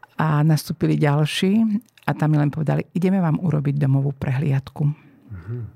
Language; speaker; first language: Slovak; native; Slovak